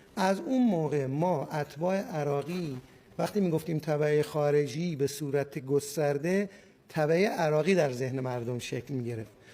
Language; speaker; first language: Persian; native; Persian